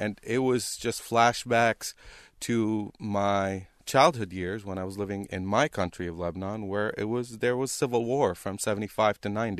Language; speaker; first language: English; non-native, fluent; Arabic